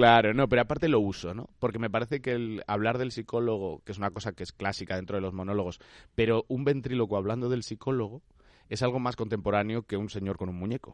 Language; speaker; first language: Spanish; native; Spanish